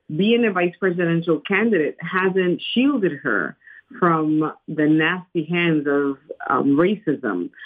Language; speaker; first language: English; non-native, fluent; Spanish